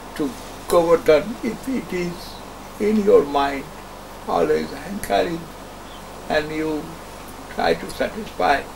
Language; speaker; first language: English; non-native, local second language; Bangla